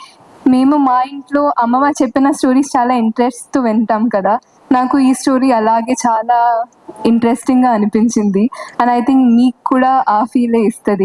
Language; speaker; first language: Telugu; non-native, fluent; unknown